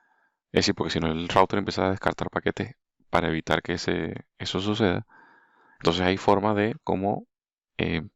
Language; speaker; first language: Spanish; native; Spanish